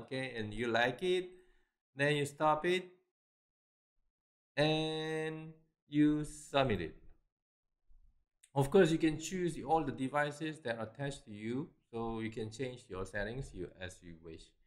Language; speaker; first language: English; non-native, fluent; Korean